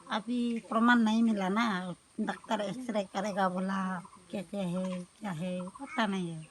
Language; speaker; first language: Hindi; non-native, local second language; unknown